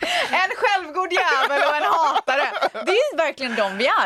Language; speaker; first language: Swedish; native; Swedish